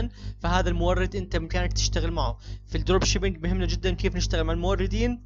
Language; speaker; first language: Arabic; native; Arabic